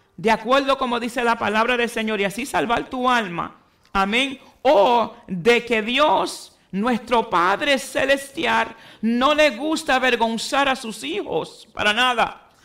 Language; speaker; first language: Spanish; early bilingual, heritage; Spanish